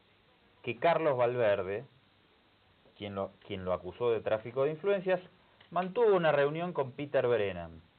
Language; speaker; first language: Spanish; native; Spanish